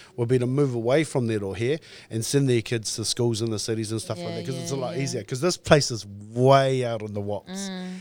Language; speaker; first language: English; native; English